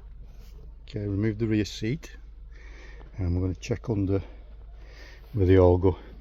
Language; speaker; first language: English; native; English